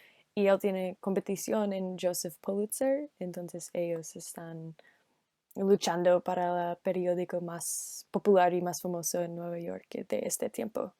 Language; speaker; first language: Spanish; non-native, learner; English